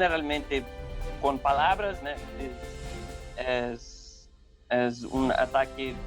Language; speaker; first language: Spanish; non-native, fluent; Portuguese